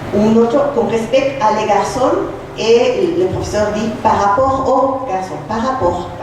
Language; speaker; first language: French; non-native, fluent; Spanish